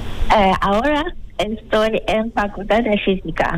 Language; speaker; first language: Spanish; non-native, learner; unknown